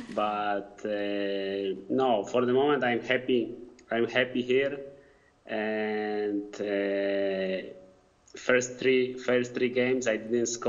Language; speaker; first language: English; non-native, fluent; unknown